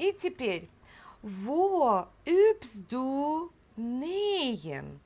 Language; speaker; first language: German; non-native, fluent; Russian